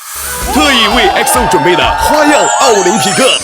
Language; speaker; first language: Chinese; native; Chinese